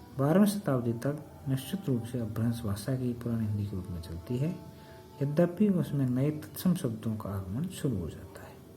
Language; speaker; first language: Hindi; native; Hindi